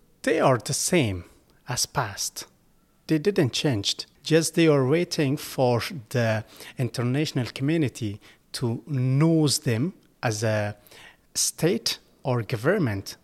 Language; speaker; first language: English; non-native, learner; Persian